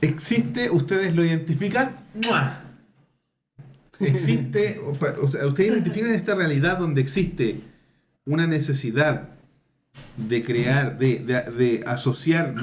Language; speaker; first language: Spanish; native; Spanish